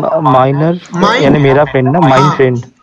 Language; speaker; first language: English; non-native, local second language; Hindi